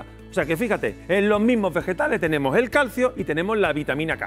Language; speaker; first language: Spanish; native; Spanish